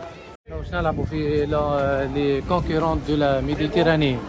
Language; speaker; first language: Arabic; native; Arabic